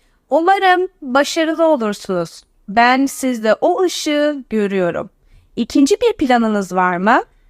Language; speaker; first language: Turkish; native; Turkish